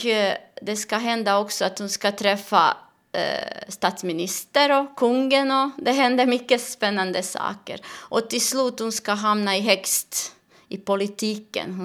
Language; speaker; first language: Swedish; non-native, learner; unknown